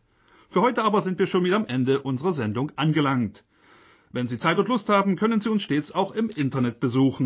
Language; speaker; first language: German; native; German